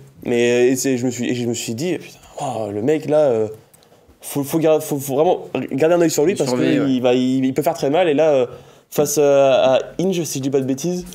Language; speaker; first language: French; native; French